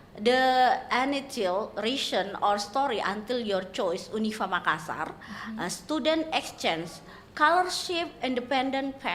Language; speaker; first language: English; non-native, learner; Indonesian